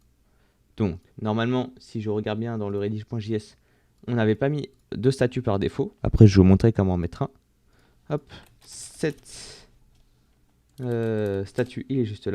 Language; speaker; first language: French; native; French